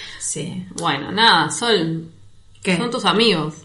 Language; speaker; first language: Spanish; native; Spanish